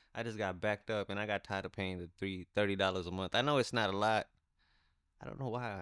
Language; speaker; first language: English; early bilingual, other home language; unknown